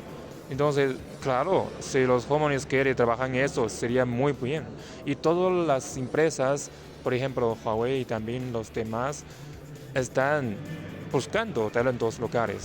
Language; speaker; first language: Spanish; non-native, fluent; Chinese